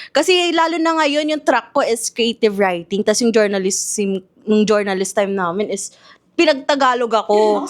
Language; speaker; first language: Filipino; non-native, local second language; English